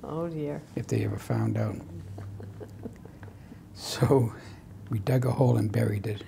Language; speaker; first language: English; native; English